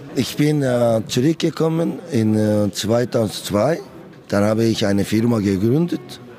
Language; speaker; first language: German; non-native, learner; Korean